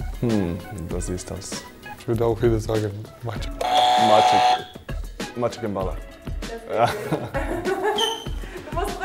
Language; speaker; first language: German; non-native, learner; Croatian